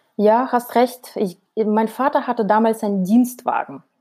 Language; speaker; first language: German; non-native, fluent; Russian